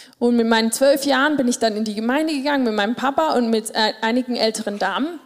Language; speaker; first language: German; native; German